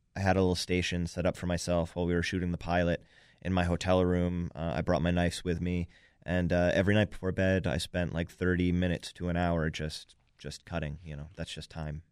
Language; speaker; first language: English; native; English